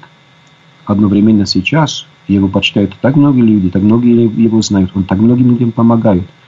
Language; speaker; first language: Russian; non-native, fluent; Polish